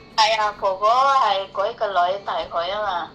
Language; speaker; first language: Cantonese; non-native, learner; Indonesian